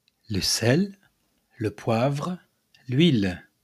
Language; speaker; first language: French; native; French